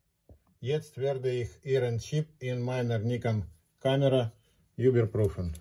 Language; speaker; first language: German; non-native, learner; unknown